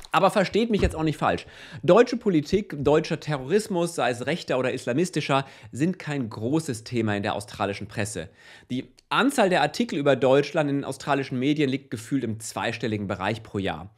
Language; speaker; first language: German; native; German